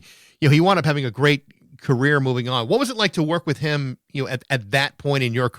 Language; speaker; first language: English; native; English